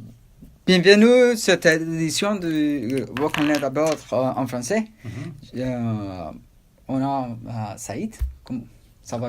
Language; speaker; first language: French; non-native, learner; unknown